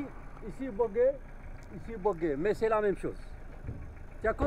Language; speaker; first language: French; non-native, local second language; Arabic